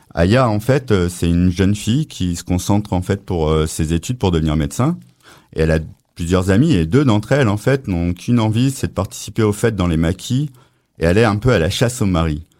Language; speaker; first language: French; native; French